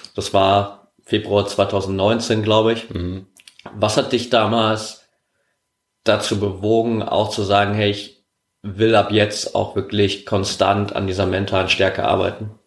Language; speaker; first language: German; native; German